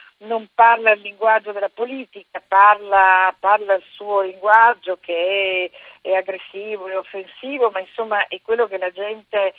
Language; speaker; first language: Italian; native; Italian